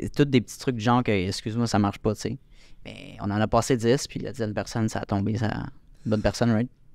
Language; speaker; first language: French; native; French